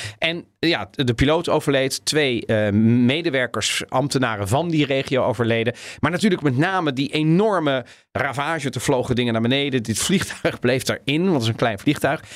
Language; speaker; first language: Dutch; native; Dutch